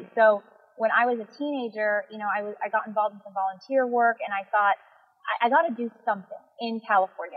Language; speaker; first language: English; native; English